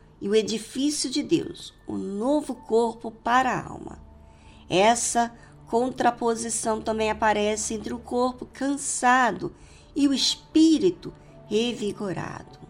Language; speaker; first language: Portuguese; native; Portuguese